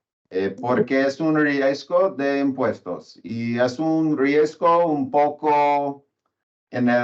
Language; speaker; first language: Spanish; non-native, learner; English